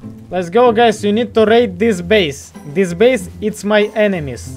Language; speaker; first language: English; non-native, learner; Russian